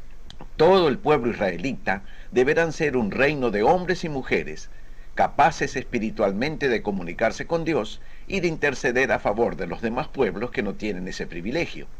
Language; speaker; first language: Spanish; native; Spanish